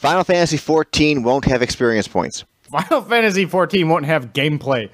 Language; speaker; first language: English; native; English